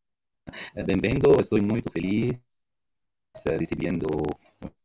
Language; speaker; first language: Portuguese; non-native, learner; Arabic